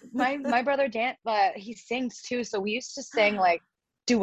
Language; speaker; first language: English; early bilingual, other home language; Spanish